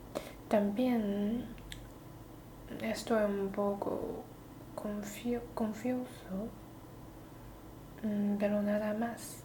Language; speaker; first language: Spanish; non-native, learner; Chinese